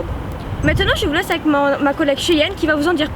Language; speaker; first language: French; native; French